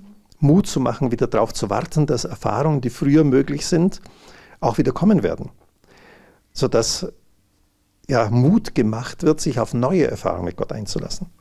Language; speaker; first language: German; native; German